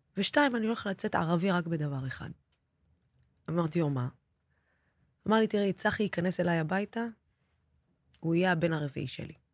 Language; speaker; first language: Hebrew; non-native, local second language; Arabic